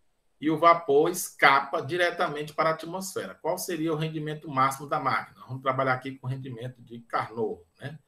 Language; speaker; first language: Portuguese; native; Portuguese